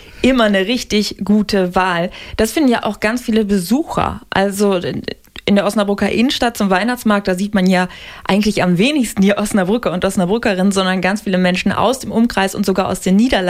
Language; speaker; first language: German; native; German